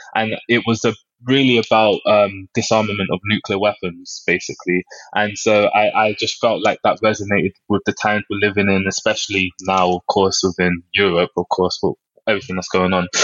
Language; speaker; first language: English; native; English